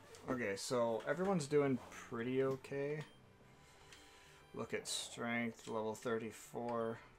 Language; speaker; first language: English; native; English